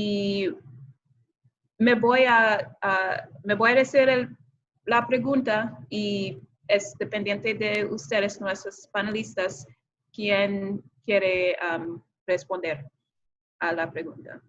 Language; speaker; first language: Spanish; non-native, fluent; English